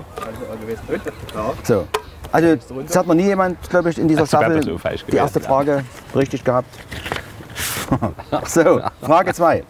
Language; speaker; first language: German; native; German